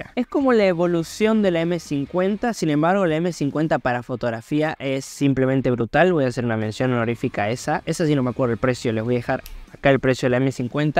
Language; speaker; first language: Spanish; native; Spanish